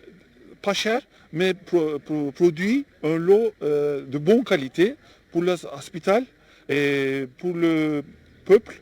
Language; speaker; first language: French; non-native, learner; Turkish